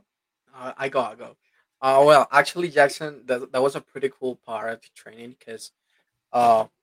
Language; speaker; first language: English; non-native, fluent; Spanish